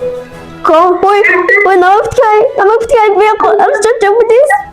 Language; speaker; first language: English; non-native, learner; Mongolian